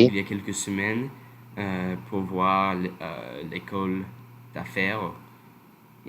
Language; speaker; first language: French; non-native, learner; English